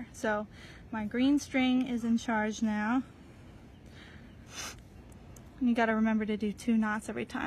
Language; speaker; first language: English; native; English